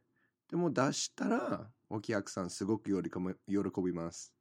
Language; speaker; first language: Japanese; non-native, fluent; English